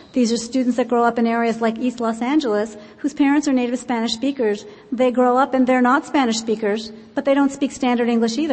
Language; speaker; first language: English; native; English